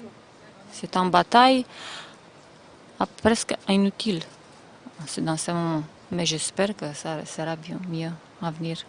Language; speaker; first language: French; non-native, learner; Romanian